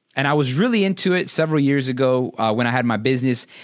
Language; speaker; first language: English; native; English